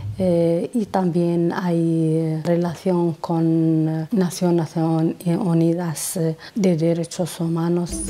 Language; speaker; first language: Spanish; non-native, learner; Arabic